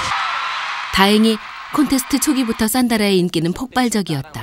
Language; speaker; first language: Korean; native; Korean